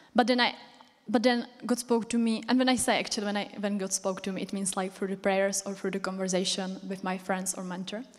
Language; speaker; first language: English; non-native, fluent; Czech